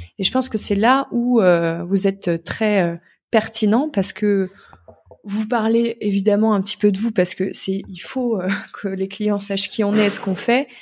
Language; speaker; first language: French; native; French